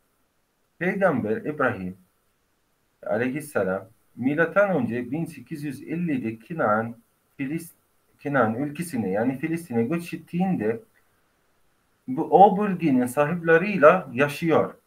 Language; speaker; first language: Turkish; non-native, fluent; Arabic